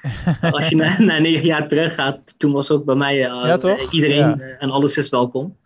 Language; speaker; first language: Dutch; early bilingual, other home language; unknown